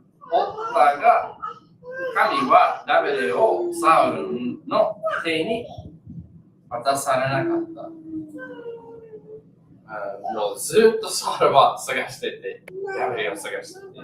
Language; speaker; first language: Japanese; non-native, learner; English